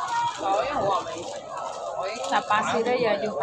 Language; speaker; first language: Cantonese; non-native, learner; Javanese